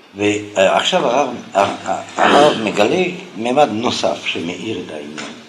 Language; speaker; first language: Hebrew; non-native, fluent; French